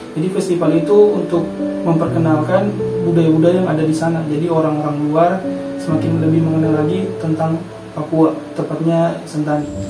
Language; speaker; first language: Indonesian; native; Indonesian